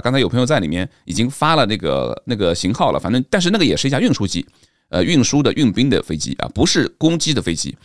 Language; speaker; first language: Chinese; native; Chinese